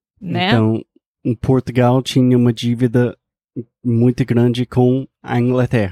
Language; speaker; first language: Portuguese; non-native, fluent; English